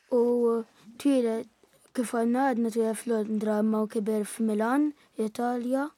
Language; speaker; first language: Maltese; early bilingual, other home language; Italian